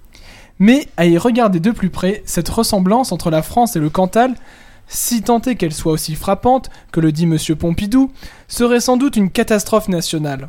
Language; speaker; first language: French; native; French